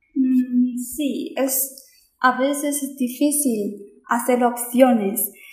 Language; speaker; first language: Spanish; non-native, fluent; Chinese